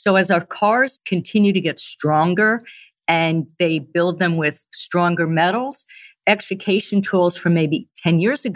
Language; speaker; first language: English; native; English